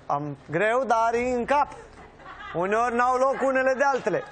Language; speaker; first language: Romanian; native; Romanian